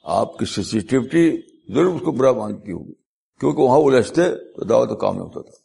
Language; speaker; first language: Urdu; native; Urdu